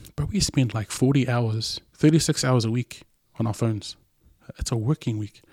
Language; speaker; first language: English; non-native, local second language; Samoan